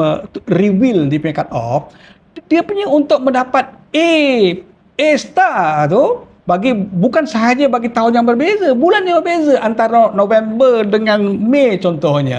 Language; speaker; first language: Malay; native; Malay